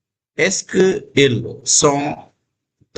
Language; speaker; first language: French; non-native, fluent; Hindi